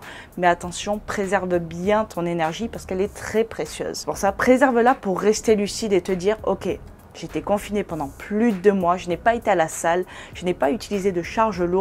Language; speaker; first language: French; native; French